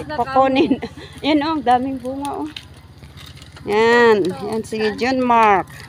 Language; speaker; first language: Filipino; non-native, local second language; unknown